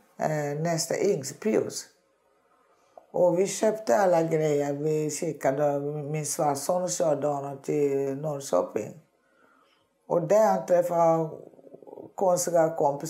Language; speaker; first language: Swedish; non-native, learner; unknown